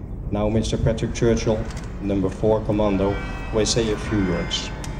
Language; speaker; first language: English; non-native, fluent; Dutch